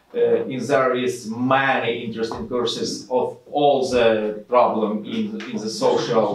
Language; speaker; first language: English; non-native, learner; Ukrainian